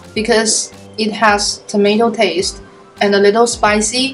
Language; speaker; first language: English; non-native, fluent; Chinese